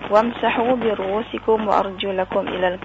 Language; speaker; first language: Arabic; non-native, learner; Indonesian